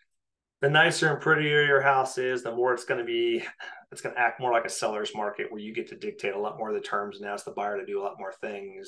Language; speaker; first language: English; native; English